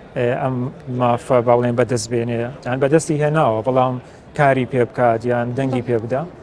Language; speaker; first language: Central Kurdish; native; Central Kurdish